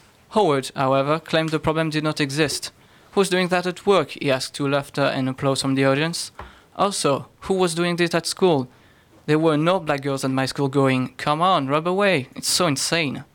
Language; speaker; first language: English; non-native, fluent; French